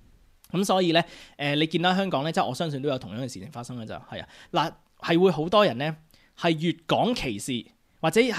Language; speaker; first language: Cantonese; native; Cantonese